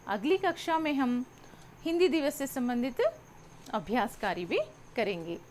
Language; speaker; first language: Hindi; non-native, local second language; Telugu